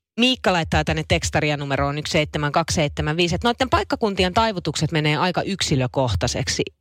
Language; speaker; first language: Finnish; native; Finnish